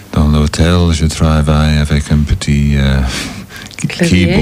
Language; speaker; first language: French; non-native, learner; English